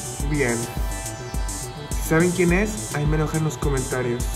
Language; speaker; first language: Spanish; native; Spanish